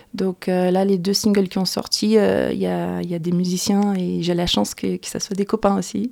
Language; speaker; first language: French; non-native, fluent; Portuguese